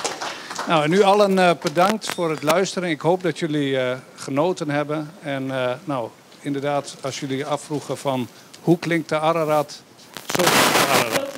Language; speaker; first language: Dutch; native; Dutch